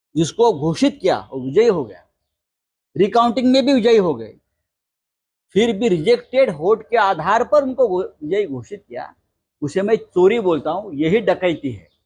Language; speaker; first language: Hindi; non-native, local second language; Marathi